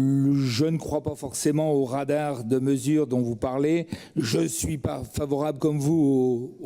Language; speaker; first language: French; native; French